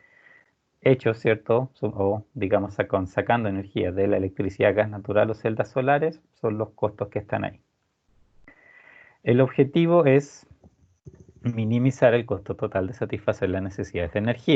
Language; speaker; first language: Spanish; native; Spanish